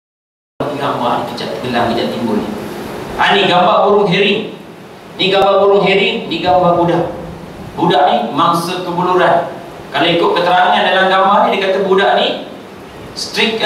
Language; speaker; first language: Malay; native; Malay